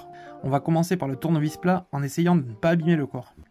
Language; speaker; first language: French; native; French